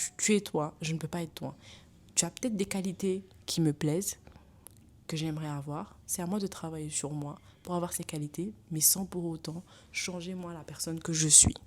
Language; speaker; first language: French; non-native, local second language; Wolof